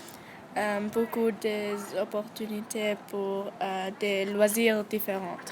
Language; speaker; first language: French; non-native, learner; English